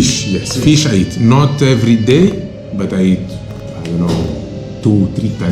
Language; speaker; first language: English; non-native, local second language; Kabuverdianu